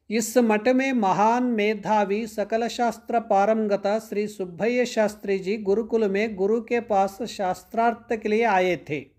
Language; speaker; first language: Hindi; non-native, local second language; Kannada